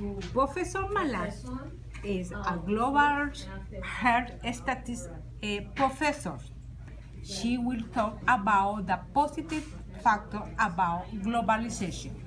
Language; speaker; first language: English; non-native, learner; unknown